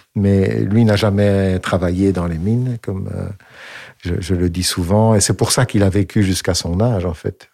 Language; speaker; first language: French; native; French